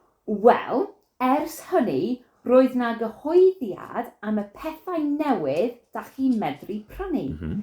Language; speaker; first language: Welsh; non-native, fluent; English